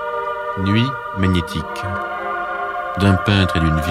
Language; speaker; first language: French; native; French